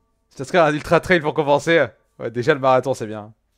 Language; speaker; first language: French; native; French